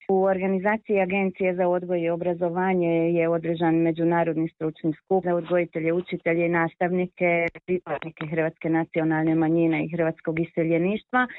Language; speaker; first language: Croatian; early bilingual, heritage; Croatian